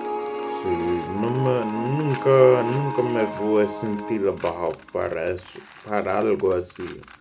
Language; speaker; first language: Spanish; non-native, learner; English